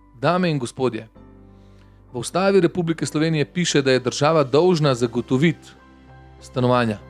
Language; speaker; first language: Slovenian; early bilingual, other home language; Bosnian